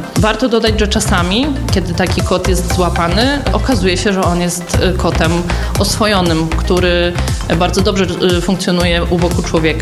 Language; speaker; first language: Polish; native; Polish